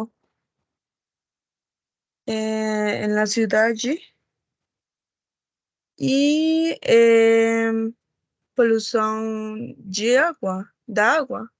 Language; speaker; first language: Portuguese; non-native, learner; Spanish